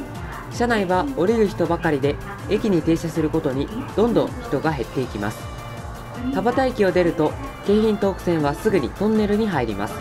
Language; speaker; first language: Japanese; native; Japanese